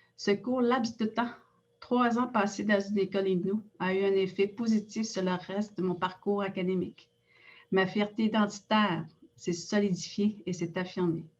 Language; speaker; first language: French; non-native, local second language; Innu-aimun